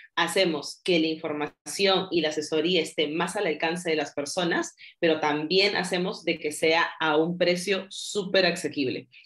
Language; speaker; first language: Spanish; native; Spanish